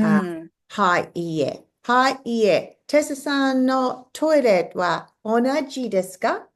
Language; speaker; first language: Japanese; non-native, fluent; English